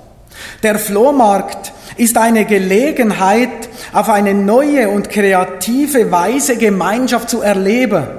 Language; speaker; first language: German; native; German